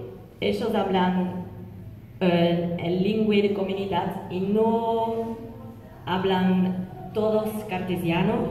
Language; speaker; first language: Spanish; non-native, learner; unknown